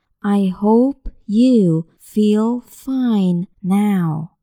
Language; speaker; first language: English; non-native, fluent; Chinese